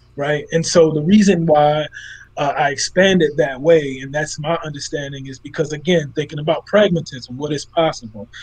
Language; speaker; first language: English; native; English